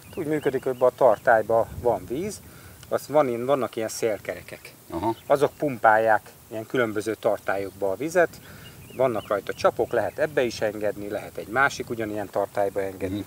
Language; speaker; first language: Hungarian; native; Hungarian